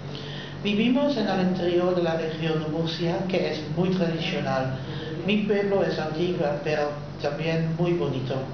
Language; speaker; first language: Spanish; non-native, learner; Dutch